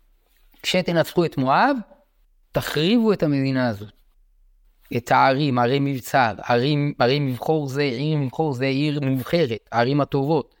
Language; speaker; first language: Hebrew; native; Hebrew